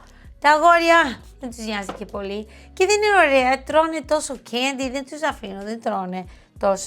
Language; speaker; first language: Greek; early bilingual, heritage; Greek